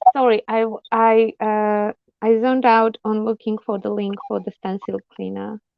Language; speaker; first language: English; non-native, fluent; Polish